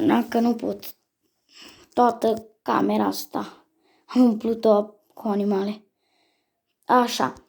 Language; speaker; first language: Romanian; native; Romanian